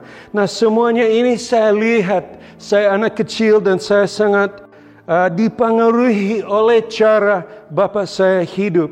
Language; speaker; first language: Indonesian; non-native, local second language; English